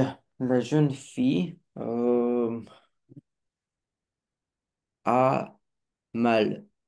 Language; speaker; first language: French; non-native, learner; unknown